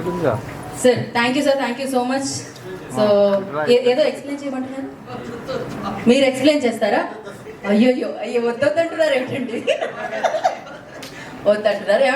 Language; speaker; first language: Telugu; native; Telugu